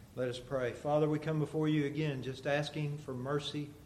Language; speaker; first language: English; native; English